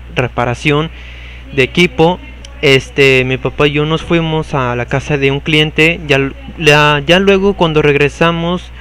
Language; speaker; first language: Spanish; native; Spanish